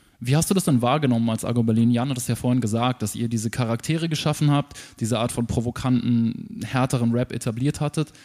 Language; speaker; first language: German; native; German